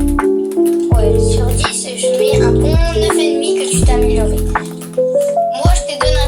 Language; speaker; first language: French; native; French